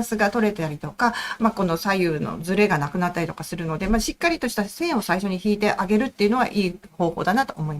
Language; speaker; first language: Japanese; native; Japanese